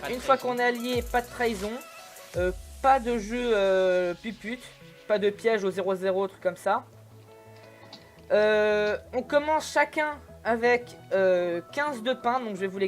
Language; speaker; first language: French; native; French